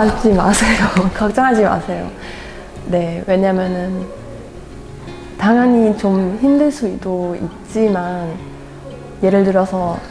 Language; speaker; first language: Korean; non-native, fluent; German